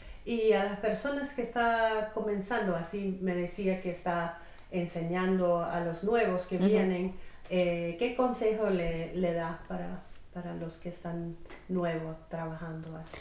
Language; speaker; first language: Spanish; non-native, fluent; English